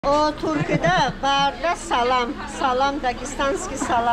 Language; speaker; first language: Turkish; non-native, learner; Russian